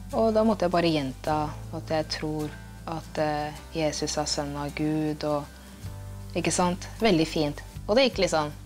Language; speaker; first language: Norwegian; early bilingual, other home language; Kikuyu